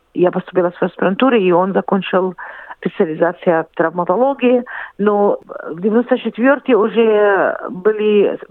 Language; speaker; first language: Russian; non-native, fluent; Arabic